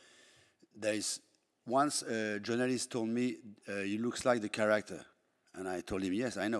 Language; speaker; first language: English; non-native, fluent; French